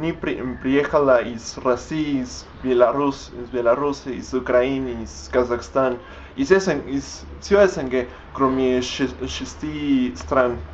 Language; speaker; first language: Russian; non-native, learner; Spanish